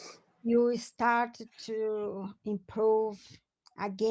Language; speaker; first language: English; non-native, learner; Portuguese